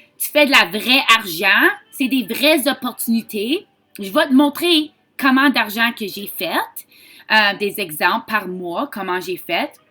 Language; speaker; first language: French; native; French